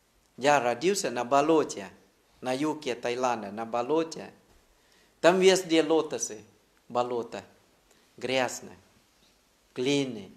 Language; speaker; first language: Russian; non-native, fluent; Thai